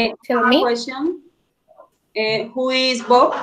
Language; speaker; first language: English; non-native, learner; Spanish